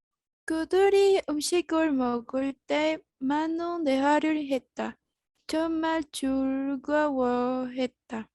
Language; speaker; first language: Korean; non-native, learner; Spanish